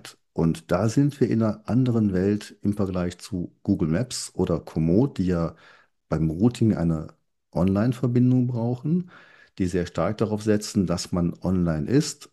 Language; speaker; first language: German; native; German